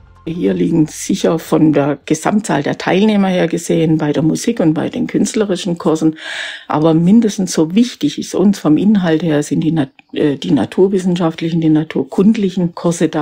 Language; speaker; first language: German; native; German